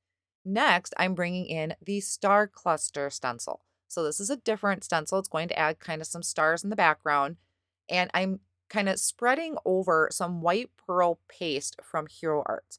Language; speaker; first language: English; native; English